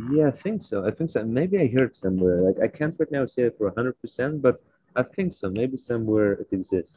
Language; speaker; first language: English; non-native, fluent; Lithuanian